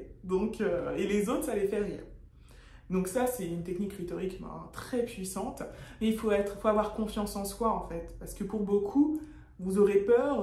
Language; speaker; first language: French; native; French